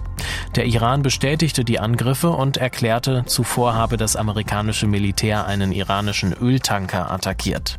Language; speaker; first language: German; native; German